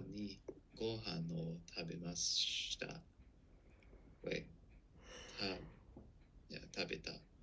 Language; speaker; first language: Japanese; non-native, learner; English